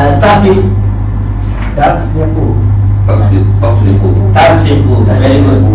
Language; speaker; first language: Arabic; non-native, fluent; Malay